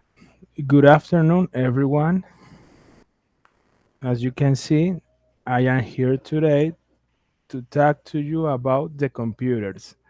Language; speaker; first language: English; non-native, learner; Spanish